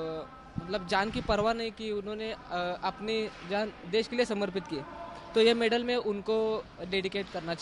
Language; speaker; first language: Hindi; non-native, local second language; Marathi